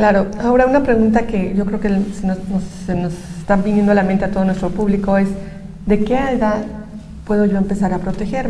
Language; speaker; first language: Spanish; native; Spanish